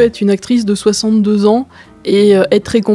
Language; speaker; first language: French; native; French